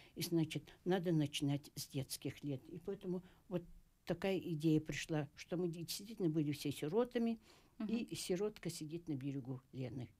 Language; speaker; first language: Russian; native; Russian